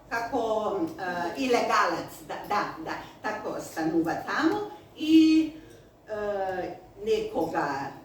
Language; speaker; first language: Macedonian; non-native, learner; Slovenian